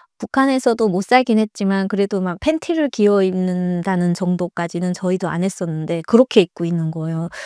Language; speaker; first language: Korean; native; Korean